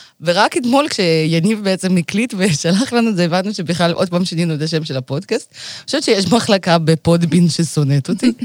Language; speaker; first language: Hebrew; early bilingual, other home language; Russian